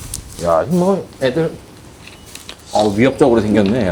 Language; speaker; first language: Korean; native; Korean